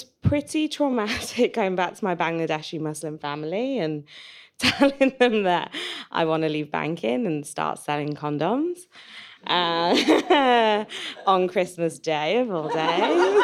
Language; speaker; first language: English; native; English